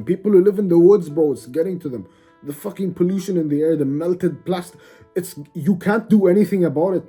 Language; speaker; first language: English; native; English